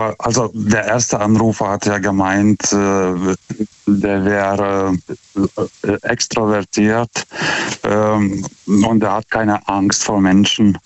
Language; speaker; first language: German; non-native, fluent; Lithuanian